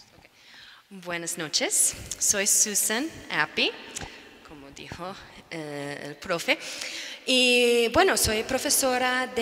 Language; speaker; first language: Spanish; non-native, fluent; English